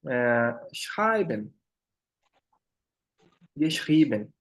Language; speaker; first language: German; non-native, fluent; Portuguese